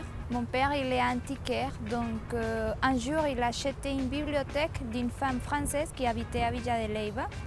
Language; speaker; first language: French; non-native, fluent; Spanish